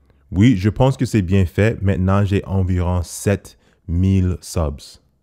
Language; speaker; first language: French; non-native, fluent; English